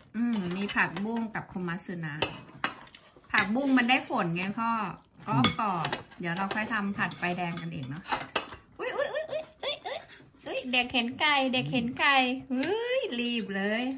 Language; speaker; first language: Thai; native; Thai